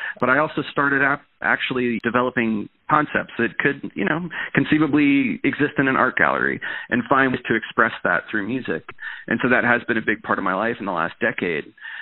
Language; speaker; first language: English; native; English